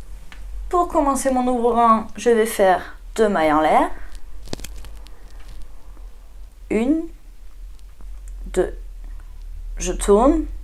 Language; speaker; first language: French; native; French